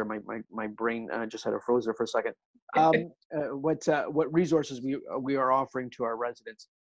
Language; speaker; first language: English; early bilingual, other home language; Italian